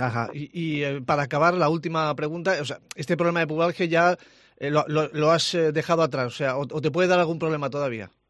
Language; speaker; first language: Spanish; native; Spanish